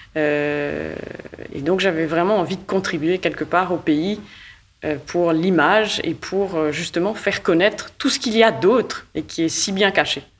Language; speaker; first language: French; native; French